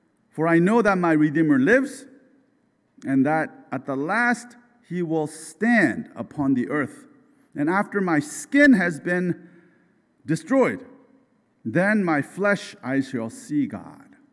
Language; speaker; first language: English; non-native, fluent; Korean